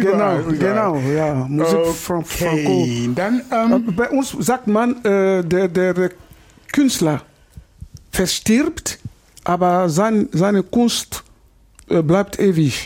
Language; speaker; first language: German; non-native, learner; Lingala